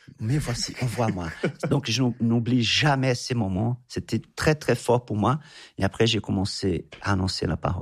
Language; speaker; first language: French; non-native, fluent; Portuguese